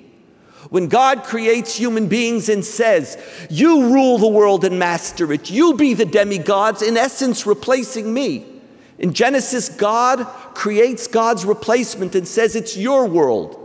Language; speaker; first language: English; native; English